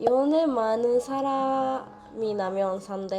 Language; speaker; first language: Korean; non-native, learner; Japanese